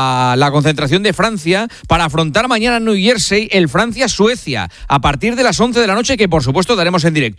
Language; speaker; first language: Spanish; native; Spanish